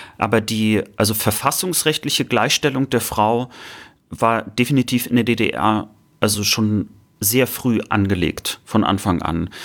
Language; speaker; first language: German; native; German